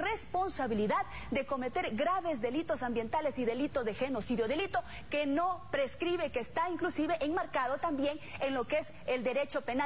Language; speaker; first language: Spanish; native; Spanish